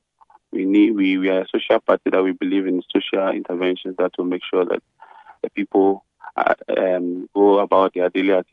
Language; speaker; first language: English; non-native, local second language; Ga